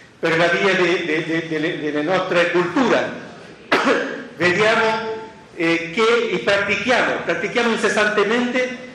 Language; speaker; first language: Italian; non-native, fluent; Spanish